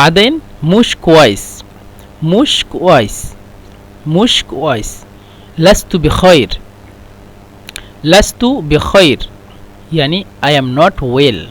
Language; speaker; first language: Arabic; non-native, fluent; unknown